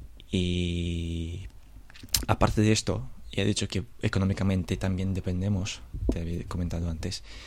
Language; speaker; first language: Spanish; non-native, fluent; Russian